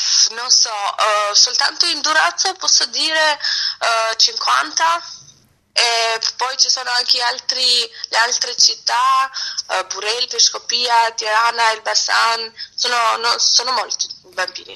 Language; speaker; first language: Italian; non-native, fluent; Albanian